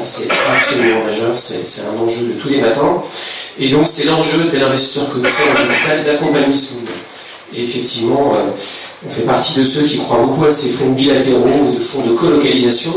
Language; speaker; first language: French; native; French